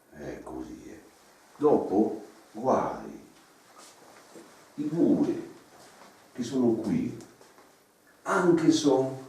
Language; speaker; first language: Italian; non-native, learner; French